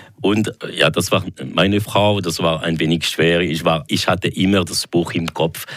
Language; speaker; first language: German; non-native, local second language; French